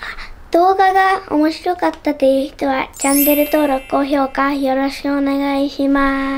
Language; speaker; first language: Japanese; native; Japanese